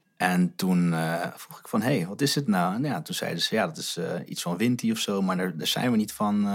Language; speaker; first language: Dutch; native; Dutch